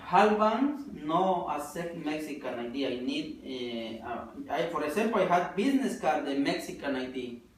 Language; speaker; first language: English; non-native, learner; Spanish